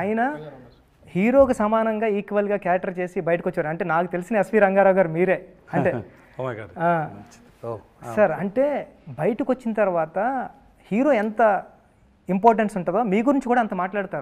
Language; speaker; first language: Telugu; native; Telugu